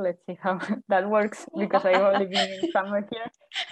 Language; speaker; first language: English; non-native, fluent; Spanish